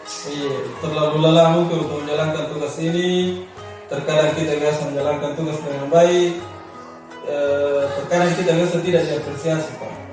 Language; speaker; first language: Indonesian; native; Indonesian